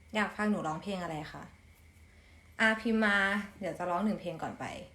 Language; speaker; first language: Thai; native; Thai